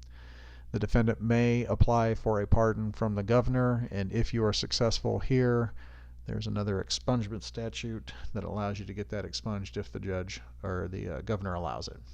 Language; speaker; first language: English; native; English